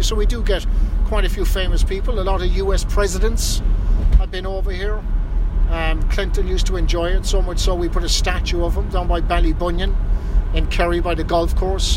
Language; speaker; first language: English; native; English